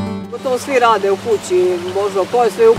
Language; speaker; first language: Croatian; native; Croatian